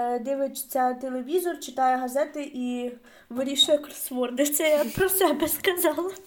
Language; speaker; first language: Ukrainian; non-native, local second language; Russian